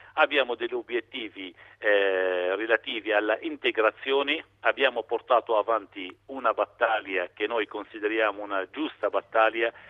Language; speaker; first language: Italian; non-native, fluent; Arabic